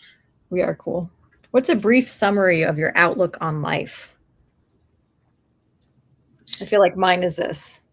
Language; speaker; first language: English; native; English